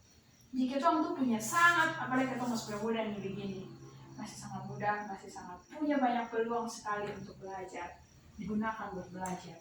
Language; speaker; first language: Indonesian; native; Indonesian